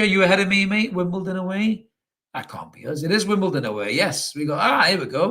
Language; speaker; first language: English; native; English